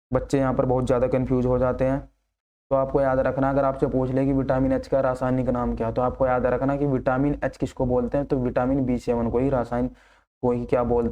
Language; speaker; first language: Hindi; native; Hindi